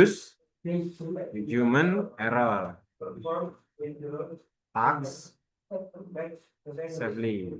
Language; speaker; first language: English; non-native, learner; Indonesian